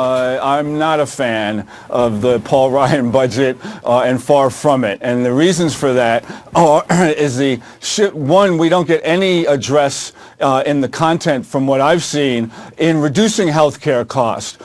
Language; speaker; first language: English; native; English